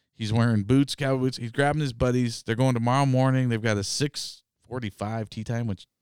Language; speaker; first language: English; native; English